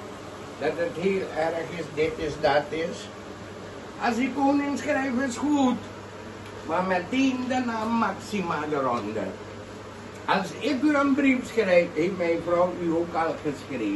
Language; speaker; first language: Dutch; non-native, local second language; Caribbean Hindustani